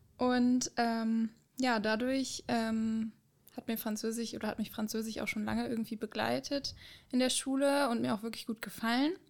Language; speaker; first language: German; native; German